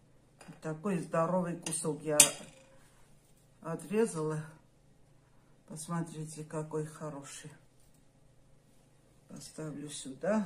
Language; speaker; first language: Russian; non-native, local second language; Armenian